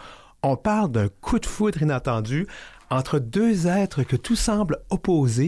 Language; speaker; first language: French; native; French